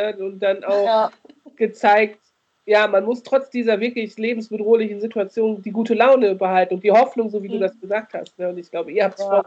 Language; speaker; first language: German; native; German